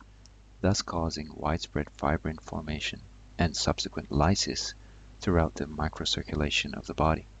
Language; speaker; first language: English; native; English